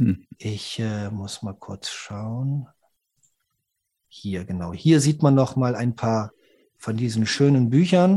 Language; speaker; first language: German; native; German